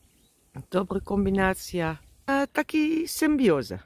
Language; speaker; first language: Polish; non-native, learner; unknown